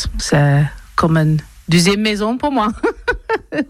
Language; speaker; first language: French; non-native, learner; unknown